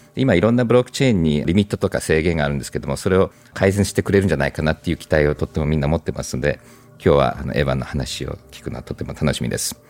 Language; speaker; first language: Japanese; early bilingual, heritage; Japanese